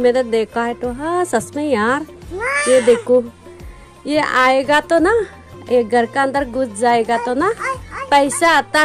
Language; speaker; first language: Hindi; non-native, local second language; Chakma